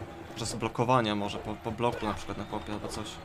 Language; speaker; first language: Polish; native; Polish